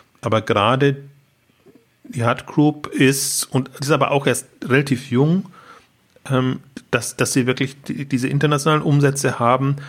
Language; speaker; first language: German; native; German